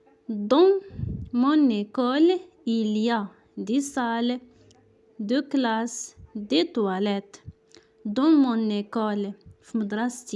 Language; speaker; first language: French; non-native, local second language; Arabic